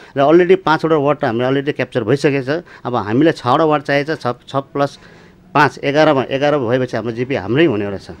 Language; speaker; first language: Nepali; native; Nepali